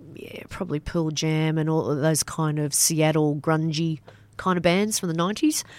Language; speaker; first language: English; native; English